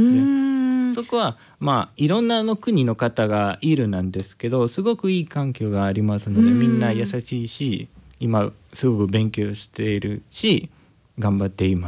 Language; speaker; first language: Japanese; non-native, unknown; Spanish